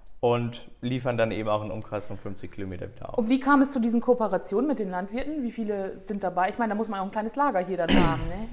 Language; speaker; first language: German; native; German